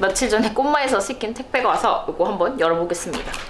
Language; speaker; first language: Korean; native; Korean